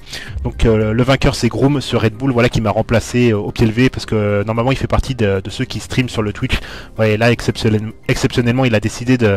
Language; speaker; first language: French; native; French